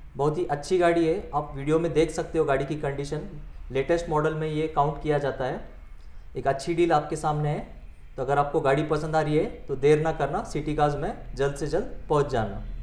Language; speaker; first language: Hindi; non-native, local second language; Marathi